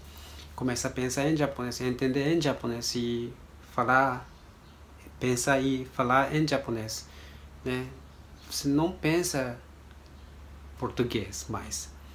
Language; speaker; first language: Portuguese; non-native, learner; Japanese